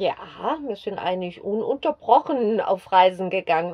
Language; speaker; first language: German; native; German